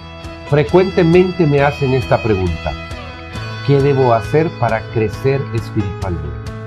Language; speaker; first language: Spanish; native; Spanish